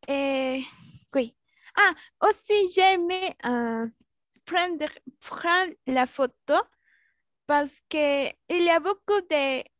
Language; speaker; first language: French; non-native, learner; Spanish